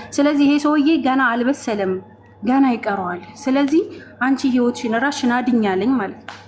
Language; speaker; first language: Amharic; native; Amharic